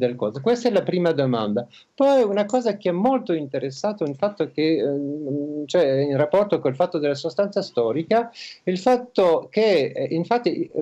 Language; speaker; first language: Italian; non-native, fluent; French